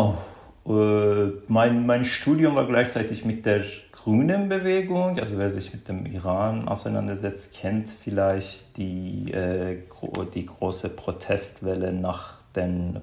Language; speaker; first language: German; non-native, fluent; Persian